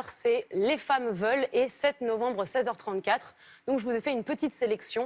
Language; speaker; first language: French; native; French